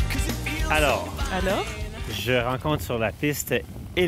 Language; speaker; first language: French; native; French